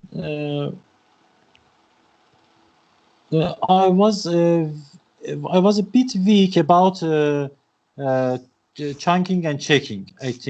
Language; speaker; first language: English; non-native, learner; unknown